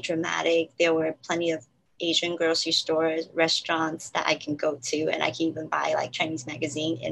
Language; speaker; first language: English; non-native, fluent; Chinese